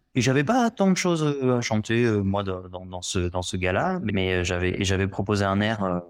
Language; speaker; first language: French; native; French